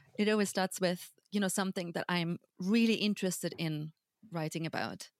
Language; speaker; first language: English; non-native, fluent; German